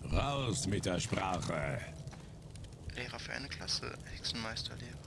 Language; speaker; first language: German; native; German